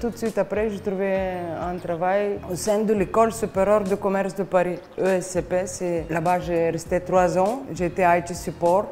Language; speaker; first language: French; non-native, fluent; Bulgarian